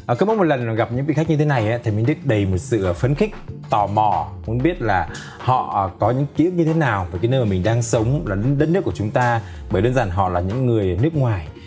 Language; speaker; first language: Vietnamese; native; Vietnamese